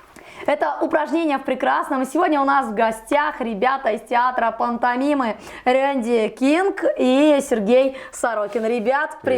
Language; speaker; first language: Russian; native; Russian